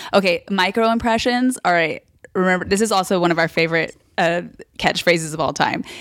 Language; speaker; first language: English; native; English